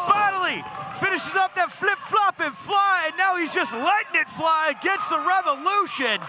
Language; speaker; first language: English; native; English